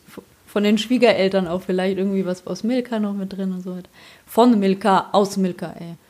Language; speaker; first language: German; early bilingual, other home language; Polish